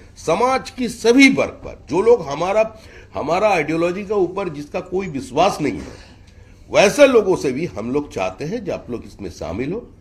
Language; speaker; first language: Hindi; non-native, local second language; Bangla